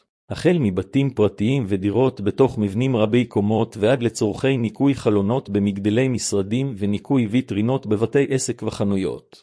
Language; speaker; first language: Hebrew; native; Hebrew